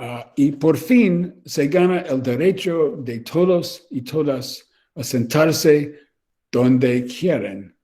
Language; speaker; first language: Spanish; non-native, learner; English